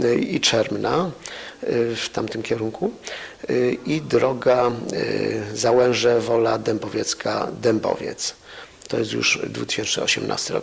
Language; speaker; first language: Polish; native; Polish